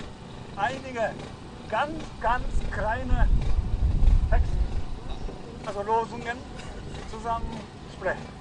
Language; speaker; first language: German; non-native, fluent; Japanese